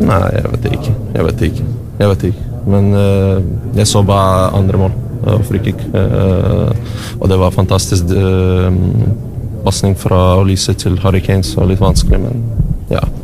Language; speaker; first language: Norwegian; non-native, learner; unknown